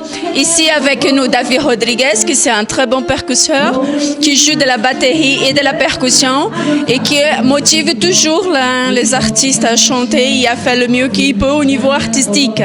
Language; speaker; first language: French; non-native, fluent; Portuguese